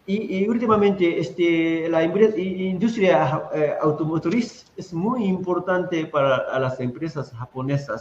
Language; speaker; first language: Spanish; non-native, fluent; Japanese